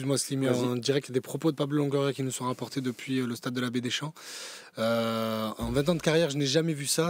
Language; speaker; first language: French; native; French